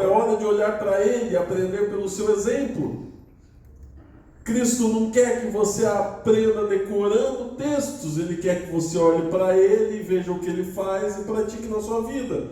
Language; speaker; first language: Portuguese; native; Portuguese